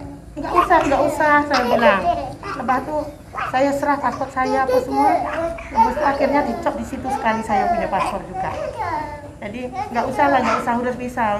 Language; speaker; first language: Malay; non-native, local second language; Javanese